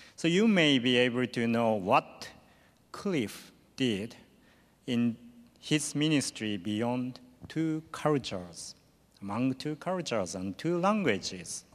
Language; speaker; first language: English; non-native, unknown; Japanese